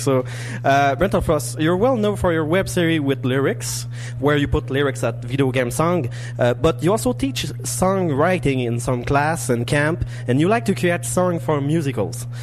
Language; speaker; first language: English; non-native, fluent; French